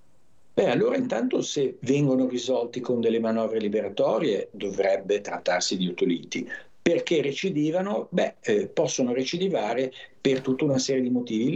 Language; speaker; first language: Italian; native; Italian